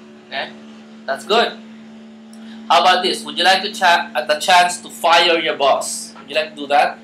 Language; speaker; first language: English; non-native, local second language; Filipino